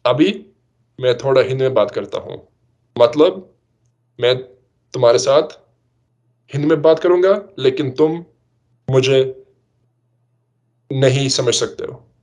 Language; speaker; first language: Hindi; non-native, learner; Russian